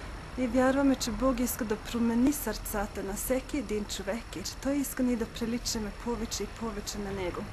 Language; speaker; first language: Bulgarian; non-native, fluent; Norwegian